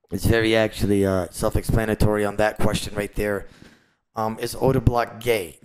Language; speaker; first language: English; native; English